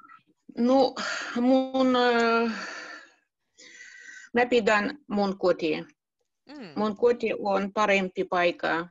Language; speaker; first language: Finnish; non-native, learner; Russian